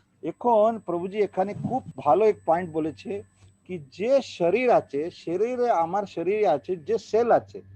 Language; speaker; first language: Bangla; non-native, learner; Hindi